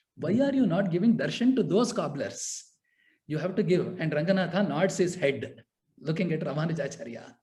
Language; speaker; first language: English; non-native, local second language; Kannada